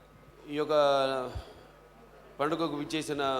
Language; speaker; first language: Telugu; native; Telugu